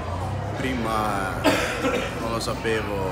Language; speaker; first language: Italian; non-native, learner; Dutch